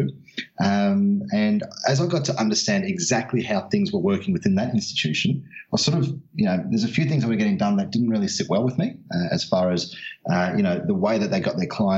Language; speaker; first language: English; native; English